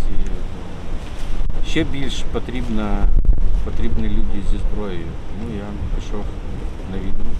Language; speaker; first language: Ukrainian; non-native, local second language; Russian